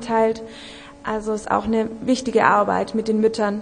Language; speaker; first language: German; native; German